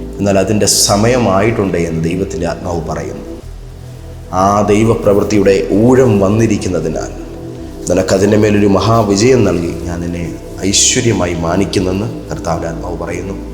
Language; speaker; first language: Malayalam; native; Malayalam